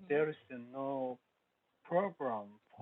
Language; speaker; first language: English; non-native, learner; Korean